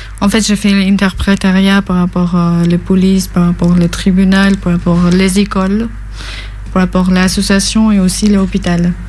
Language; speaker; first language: French; non-native, fluent; Albanian